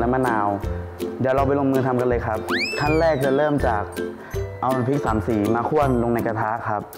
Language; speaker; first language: Thai; native; Thai